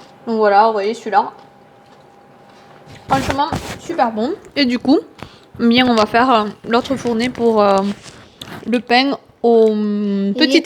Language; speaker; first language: French; native; French